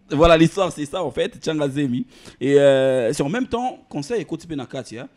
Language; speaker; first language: French; non-native, local second language; Lingala